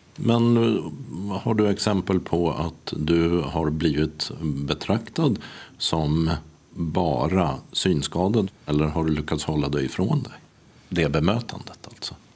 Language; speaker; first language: Swedish; native; Swedish